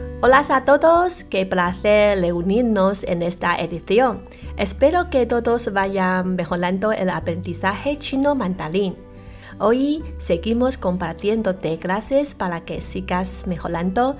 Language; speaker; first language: Spanish; non-native, fluent; Chinese